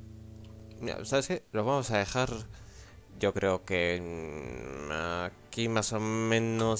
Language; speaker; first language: Spanish; native; Spanish